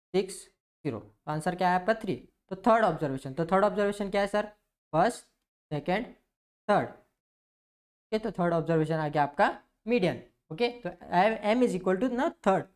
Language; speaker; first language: Hindi; non-native, local second language; Marathi